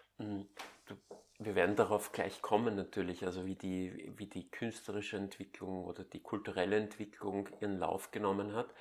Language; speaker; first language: German; native; German